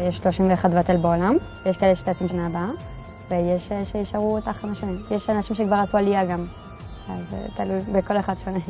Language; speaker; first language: Hebrew; non-native, fluent; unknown